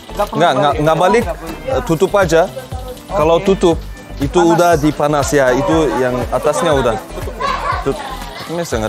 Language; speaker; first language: Indonesian; non-native, fluent; Turkish